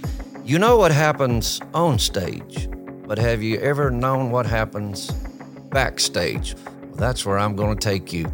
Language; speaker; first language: English; native; English